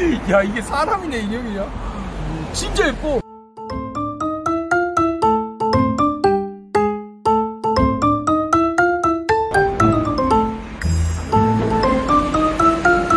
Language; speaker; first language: Korean; native; Korean